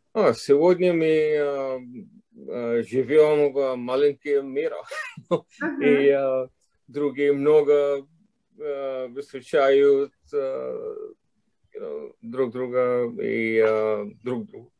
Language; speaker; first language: Russian; non-native, fluent; English